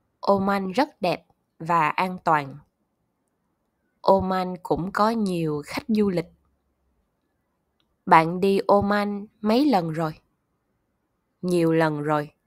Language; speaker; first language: Vietnamese; non-native, learner; German